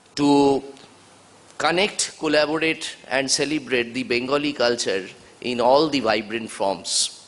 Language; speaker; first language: English; non-native, local second language; Bangla